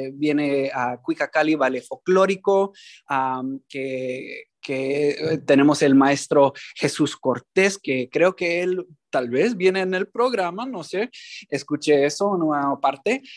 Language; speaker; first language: Spanish; early bilingual, heritage; Spanish